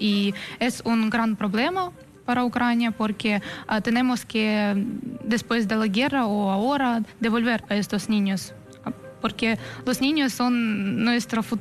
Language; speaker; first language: Spanish; non-native, fluent; Ukrainian